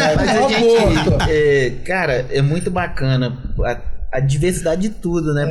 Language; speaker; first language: Portuguese; native; Portuguese